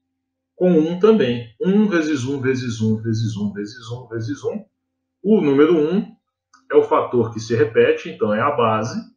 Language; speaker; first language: Portuguese; native; Portuguese